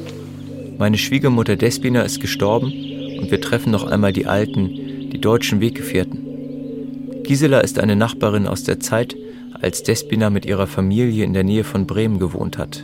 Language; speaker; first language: German; native; German